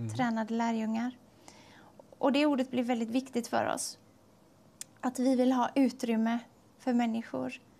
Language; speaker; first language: Swedish; native; Swedish